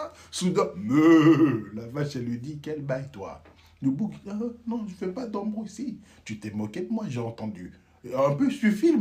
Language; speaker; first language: French; native; French